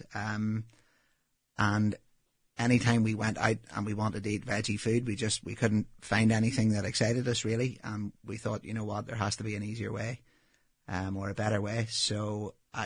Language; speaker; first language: English; native; English